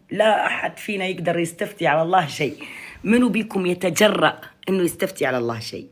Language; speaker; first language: Arabic; native; Arabic